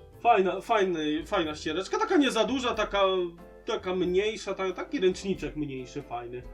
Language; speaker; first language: Polish; native; Polish